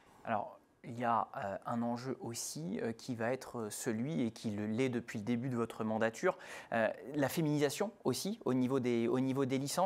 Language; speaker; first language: French; native; French